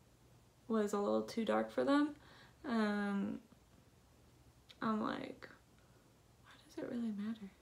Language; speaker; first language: English; native; English